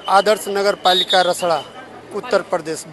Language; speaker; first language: Hindi; non-native, local second language; Bhojpuri